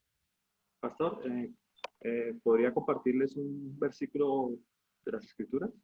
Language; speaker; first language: Spanish; native; Spanish